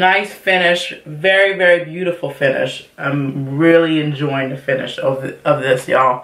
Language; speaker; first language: English; native; English